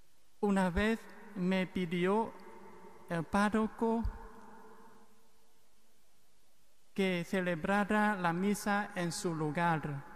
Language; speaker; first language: Spanish; non-native, fluent; Vietnamese